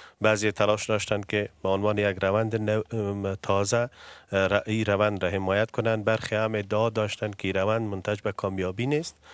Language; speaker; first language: Persian; native; Persian